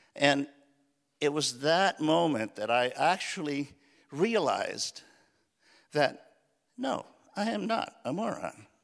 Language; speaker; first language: English; early bilingual, other home language; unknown